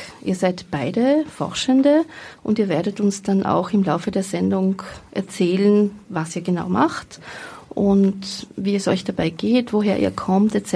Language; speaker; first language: German; native; German